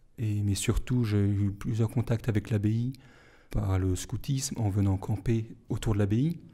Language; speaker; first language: French; native; French